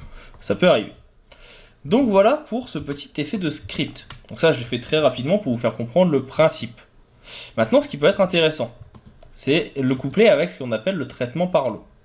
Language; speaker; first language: French; native; French